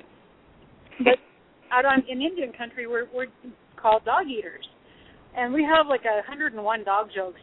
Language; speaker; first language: English; early bilingual, other home language; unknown